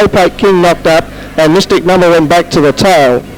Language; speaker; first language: English; native; English